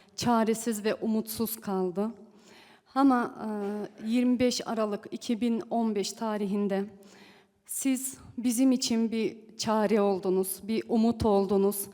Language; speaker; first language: Turkish; early bilingual, heritage; Turkish